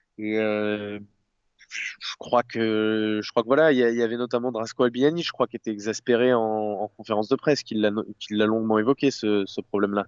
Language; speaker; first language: French; native; French